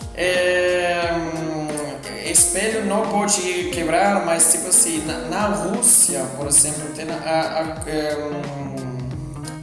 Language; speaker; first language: Portuguese; non-native, fluent; German